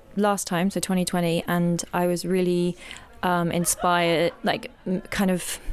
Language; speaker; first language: English; native; English